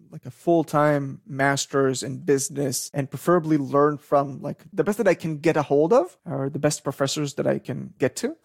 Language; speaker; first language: English; non-native, fluent; Hebrew